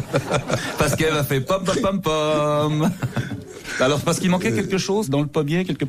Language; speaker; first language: French; native; French